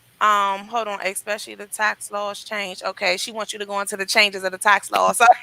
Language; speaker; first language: English; native; English